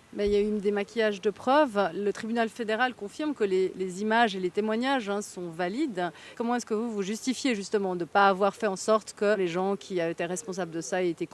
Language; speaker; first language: French; native; French